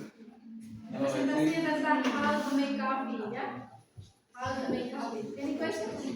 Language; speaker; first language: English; non-native, learner; Indonesian